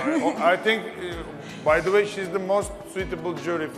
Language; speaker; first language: English; non-native, fluent; Turkish